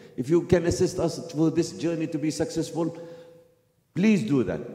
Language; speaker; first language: English; non-native, fluent; Arabic